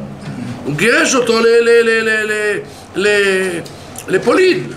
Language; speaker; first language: Hebrew; non-native, fluent; French